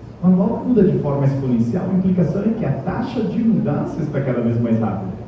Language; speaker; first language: Portuguese; non-native, fluent; Italian